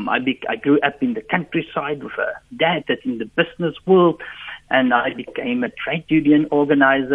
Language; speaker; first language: English; non-native, local second language; Afrikaans